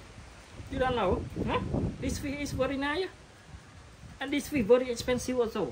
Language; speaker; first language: English; non-native, learner; Khmer